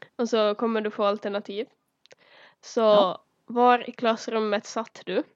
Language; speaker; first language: Swedish; early bilingual, other home language; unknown